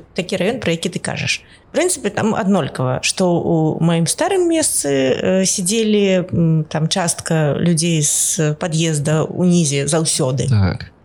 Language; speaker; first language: Belarusian; non-native, local second language; Russian